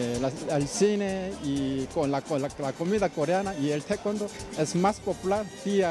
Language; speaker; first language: Spanish; non-native, fluent; Korean